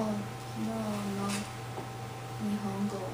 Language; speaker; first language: Japanese; non-native, learner; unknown